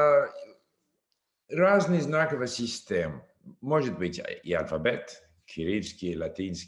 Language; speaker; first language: Russian; non-native, learner; English